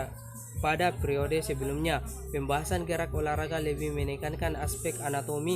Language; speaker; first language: Indonesian; native; Indonesian